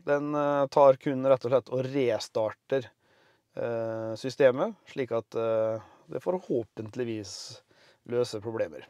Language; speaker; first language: Norwegian; native; Norwegian